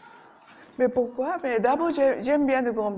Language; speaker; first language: French; non-native, learner; Japanese